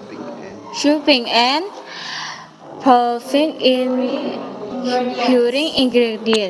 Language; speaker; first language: English; non-native, learner; Indonesian